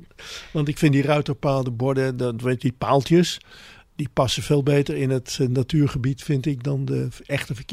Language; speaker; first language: Dutch; native; Dutch